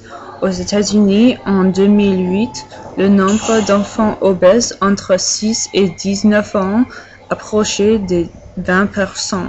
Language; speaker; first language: French; non-native, learner; English